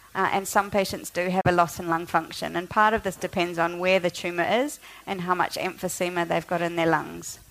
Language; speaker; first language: English; native; English